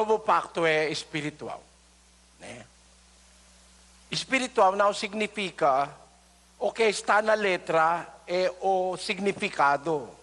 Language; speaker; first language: Portuguese; non-native, learner; Filipino